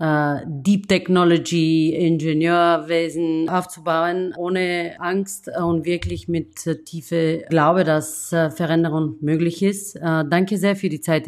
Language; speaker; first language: German; non-native, fluent; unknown